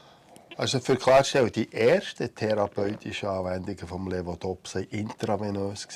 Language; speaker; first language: German; native; German